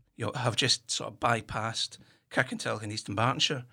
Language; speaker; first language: English; native; English